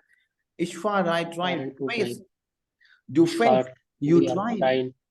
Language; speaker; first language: German; non-native, fluent; Hindi